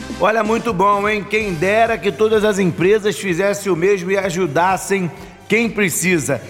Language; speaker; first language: Portuguese; native; Portuguese